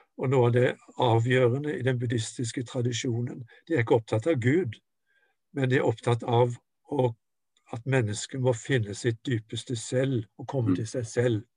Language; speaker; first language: Norwegian; native; Norwegian